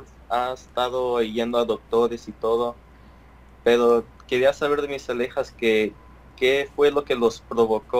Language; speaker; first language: Spanish; early bilingual, heritage; Spanish